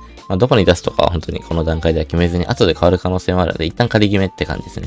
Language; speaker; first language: Japanese; native; Japanese